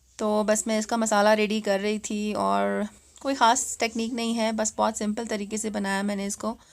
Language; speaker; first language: Urdu; native; Urdu